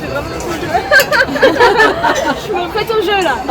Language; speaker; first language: French; native; French